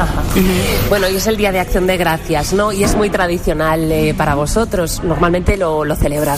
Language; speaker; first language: Spanish; native; Spanish